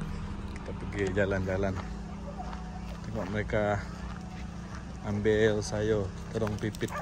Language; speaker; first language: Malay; non-native, local second language; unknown